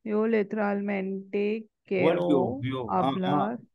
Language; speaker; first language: Spanish; non-native, learner; Hindi